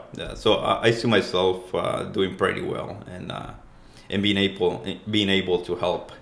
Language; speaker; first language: English; non-native, fluent; Spanish